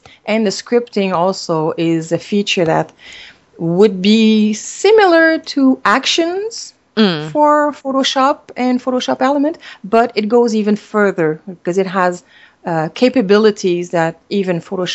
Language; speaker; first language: English; non-native, fluent; French